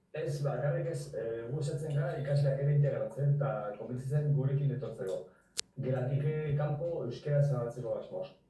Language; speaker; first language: Basque; non-native, local second language; Spanish